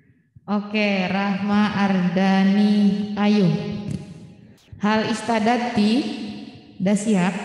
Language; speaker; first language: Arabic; non-native, learner; Indonesian